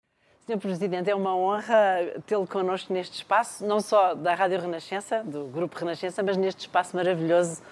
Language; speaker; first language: Portuguese; native; Portuguese